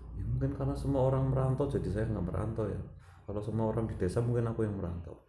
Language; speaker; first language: Indonesian; non-native, local second language; Javanese